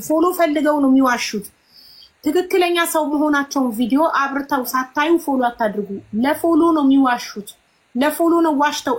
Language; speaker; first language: Amharic; native; Amharic